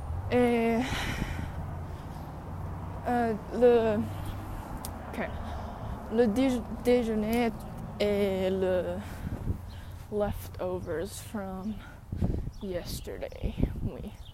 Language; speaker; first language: French; non-native, learner; Chinese